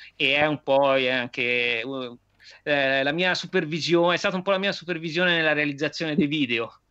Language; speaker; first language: Italian; native; Italian